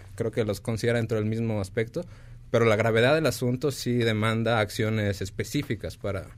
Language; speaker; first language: Spanish; native; Spanish